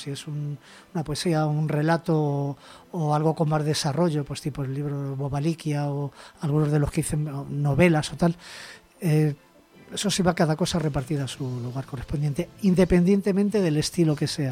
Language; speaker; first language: Spanish; native; Spanish